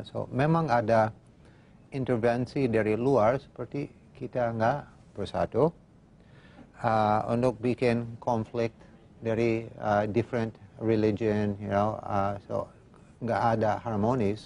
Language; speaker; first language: Indonesian; non-native, fluent; English